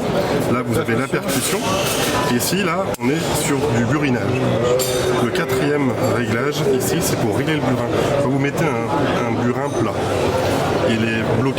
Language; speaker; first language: French; native; French